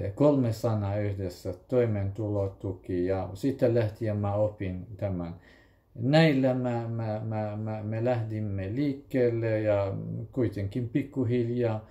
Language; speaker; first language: Finnish; non-native, fluent; Kurdish